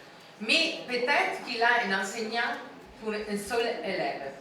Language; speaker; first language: French; non-native, fluent; Italian